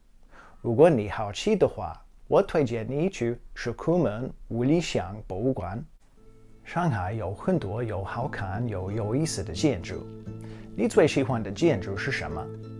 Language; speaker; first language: Chinese; non-native, fluent; English